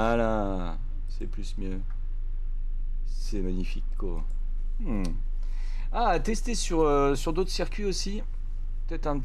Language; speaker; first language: French; native; French